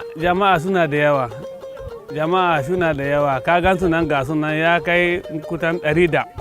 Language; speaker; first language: Hausa; non-native, local second language; Fula